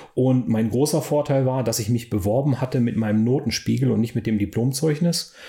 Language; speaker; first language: German; native; German